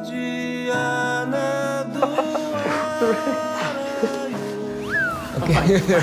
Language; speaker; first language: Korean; non-native, fluent; German